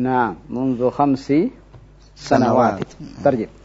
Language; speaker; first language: Arabic; non-native, fluent; Indonesian